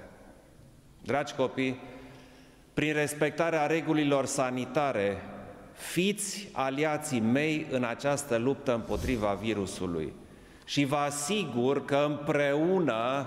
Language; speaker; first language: Romanian; non-native, local second language; German